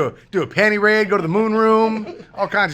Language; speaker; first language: English; native; English